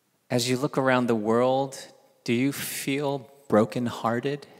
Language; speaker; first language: English; early bilingual, other home language; Korean